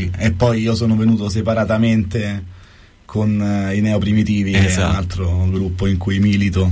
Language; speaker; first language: Italian; native; Italian